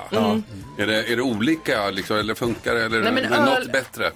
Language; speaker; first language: Swedish; native; Swedish